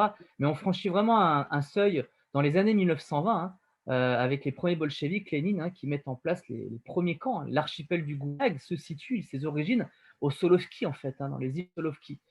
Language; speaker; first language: French; native; French